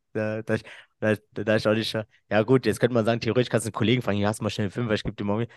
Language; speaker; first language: German; early bilingual, other home language; Arabic